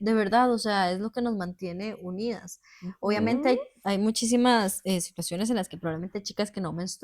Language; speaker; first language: Spanish; native; Spanish